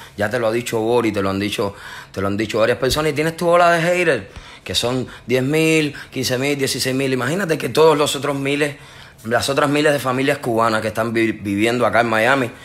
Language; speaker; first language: Spanish; native; Spanish